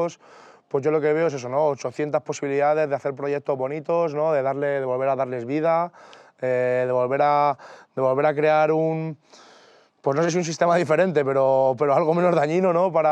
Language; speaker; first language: Spanish; native; Spanish